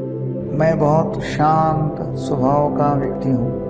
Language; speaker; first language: Hindi; non-native, local second language; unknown